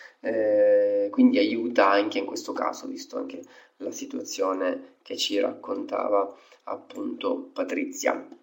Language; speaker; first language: Italian; native; Italian